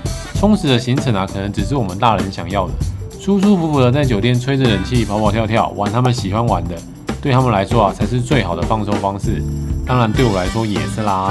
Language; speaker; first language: Chinese; native; Chinese